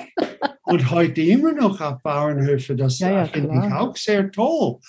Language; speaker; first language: German; non-native, fluent; English